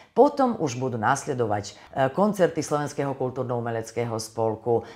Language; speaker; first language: Slovak; native; Slovak